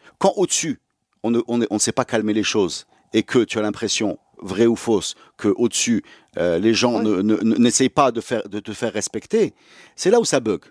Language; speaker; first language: French; non-native, local second language; Arabic